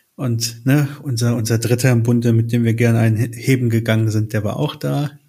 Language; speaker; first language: German; early bilingual, other home language; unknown